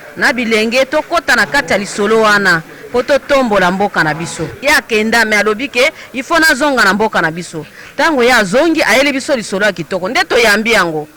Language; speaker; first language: Lingala; non-native, local second language; Kongo